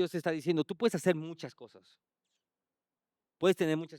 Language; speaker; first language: Spanish; native; Spanish